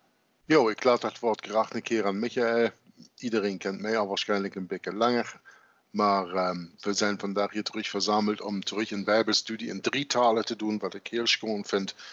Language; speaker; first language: Dutch; non-native, fluent; German